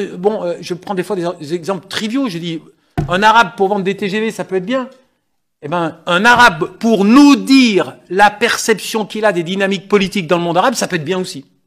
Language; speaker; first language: French; native; French